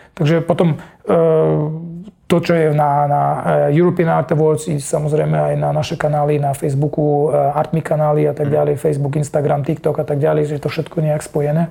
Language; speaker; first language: Slovak; non-native, fluent; Russian